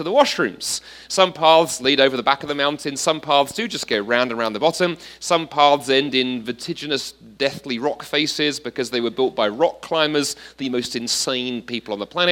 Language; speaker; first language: English; native; English